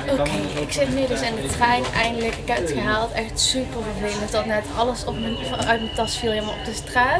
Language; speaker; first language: Dutch; native; Dutch